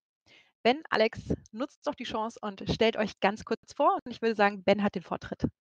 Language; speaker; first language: German; native; German